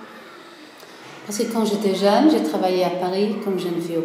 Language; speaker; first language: French; non-native, fluent; Swedish